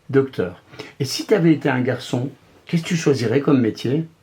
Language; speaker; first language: French; native; French